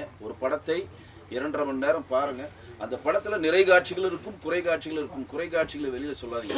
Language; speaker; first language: Tamil; native; Tamil